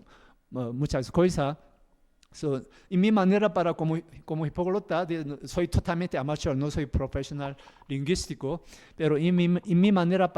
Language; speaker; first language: Spanish; non-native, learner; Korean